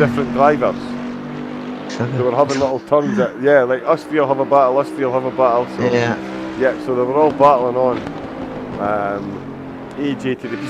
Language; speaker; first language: English; native; English